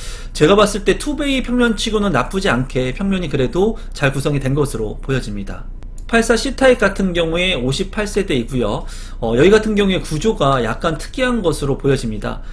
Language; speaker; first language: Korean; native; Korean